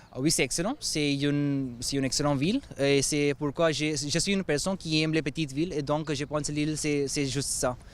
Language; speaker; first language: French; non-native, learner; Hindi